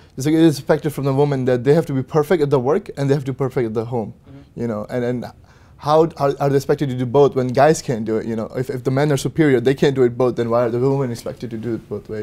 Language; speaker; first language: English; early bilingual, other home language; Hindi